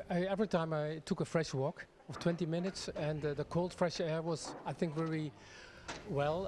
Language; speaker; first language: English; non-native, fluent; Dutch